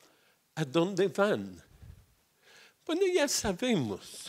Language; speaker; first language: Spanish; non-native, fluent; English